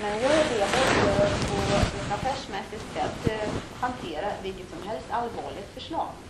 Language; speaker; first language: Swedish; non-native, fluent; Russian